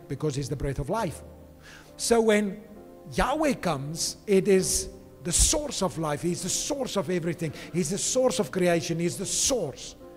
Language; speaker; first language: English; non-native, local second language; Afrikaans